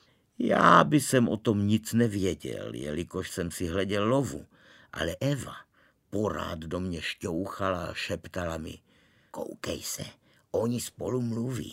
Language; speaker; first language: Czech; native; Czech